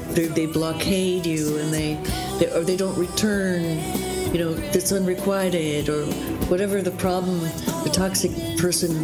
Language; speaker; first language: English; native; English